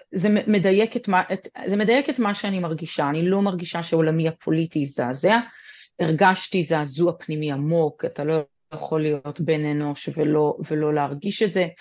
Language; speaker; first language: Hebrew; native; Hebrew